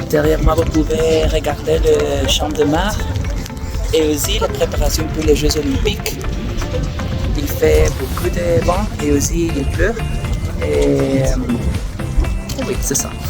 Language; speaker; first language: French; non-native, learner; Spanish